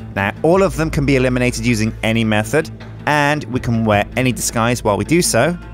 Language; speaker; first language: English; native; English